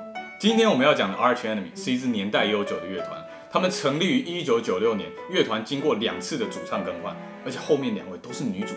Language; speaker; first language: Chinese; native; Chinese